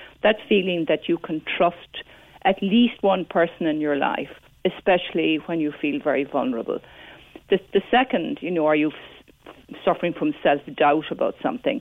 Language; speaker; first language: English; native; English